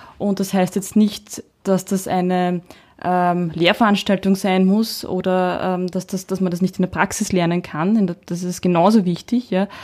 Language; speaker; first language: German; early bilingual, heritage; Czech